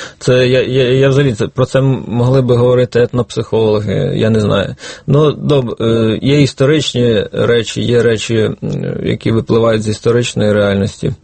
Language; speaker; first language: Ukrainian; native; Ukrainian